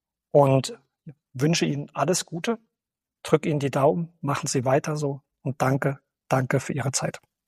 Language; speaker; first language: German; native; German